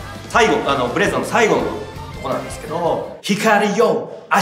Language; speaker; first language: Japanese; native; Japanese